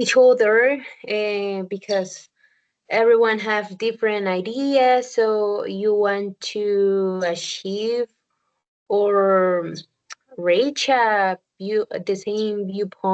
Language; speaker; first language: English; non-native, learner; Spanish